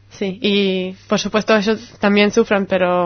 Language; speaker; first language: Spanish; non-native, fluent; Hebrew